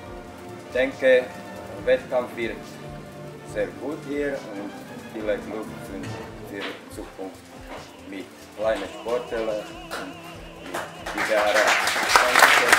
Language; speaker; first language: German; non-native, learner; Slovak